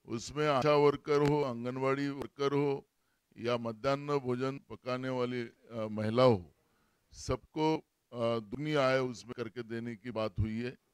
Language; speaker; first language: Hindi; non-native, local second language; Marathi